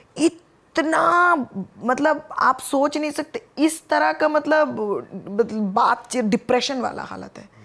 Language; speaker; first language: Hindi; non-native, local second language; Bangla